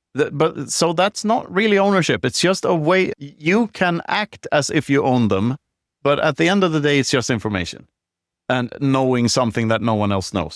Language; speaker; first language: English; non-native, fluent; Swedish